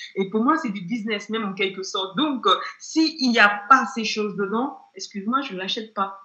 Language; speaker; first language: French; non-native, fluent; Yoruba